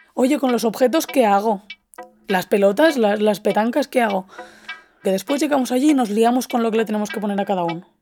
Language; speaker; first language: Spanish; non-native, local second language; Catalan